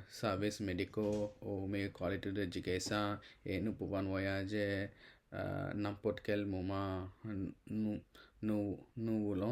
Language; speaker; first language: French; non-native, learner; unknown